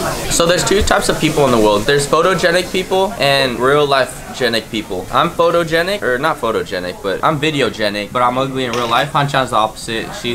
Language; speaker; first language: English; native; English